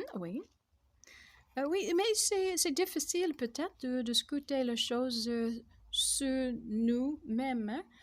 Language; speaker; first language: French; non-native, fluent; English